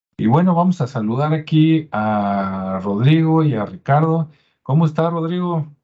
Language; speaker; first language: Spanish; native; Spanish